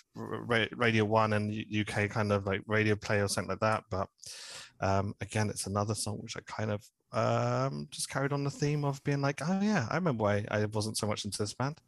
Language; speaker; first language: English; native; English